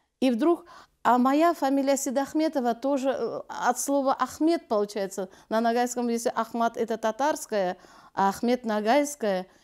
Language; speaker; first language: Russian; non-native, local second language; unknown